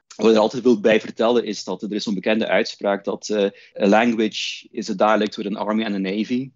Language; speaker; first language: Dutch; native; Dutch